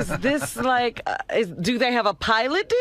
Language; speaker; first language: English; native; English